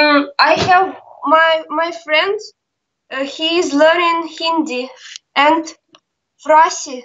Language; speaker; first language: English; non-native, learner; Russian